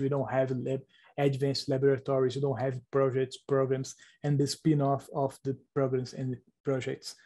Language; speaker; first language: English; non-native, fluent; Portuguese